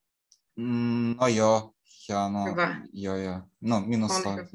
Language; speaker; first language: Finnish; non-native, learner; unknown